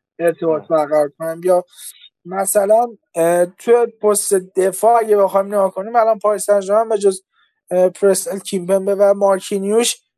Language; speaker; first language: Persian; native; Persian